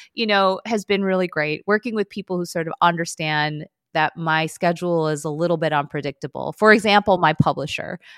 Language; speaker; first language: English; early bilingual, other home language; Korean